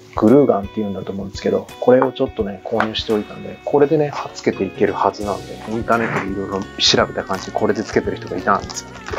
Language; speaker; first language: Japanese; native; Japanese